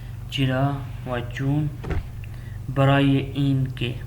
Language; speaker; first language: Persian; non-native, fluent; Urdu